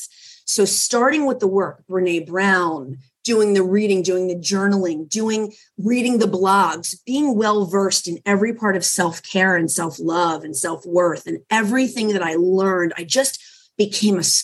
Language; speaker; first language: English; native; English